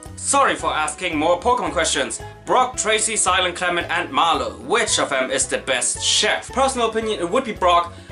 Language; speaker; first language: English; non-native, fluent; German